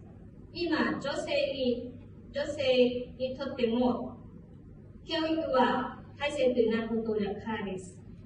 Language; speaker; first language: Japanese; non-native, fluent; Hmong